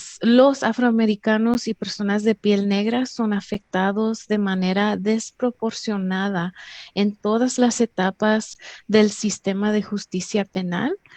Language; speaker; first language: Spanish; early bilingual, heritage; English